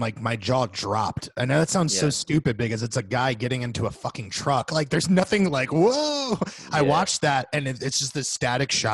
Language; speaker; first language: English; native; English